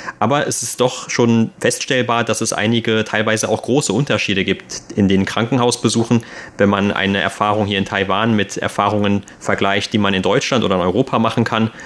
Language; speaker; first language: German; native; German